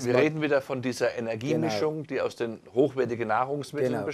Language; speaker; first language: German; native; German